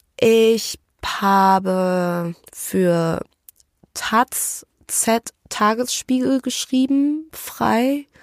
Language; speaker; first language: German; early bilingual, other home language; Vietnamese